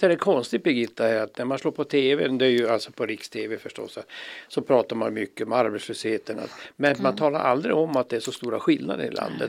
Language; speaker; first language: Swedish; native; Swedish